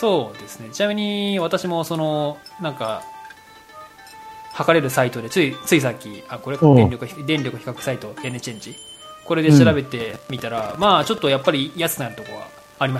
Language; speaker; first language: Japanese; native; Japanese